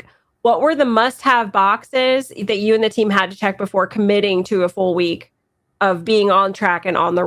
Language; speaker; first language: English; native; English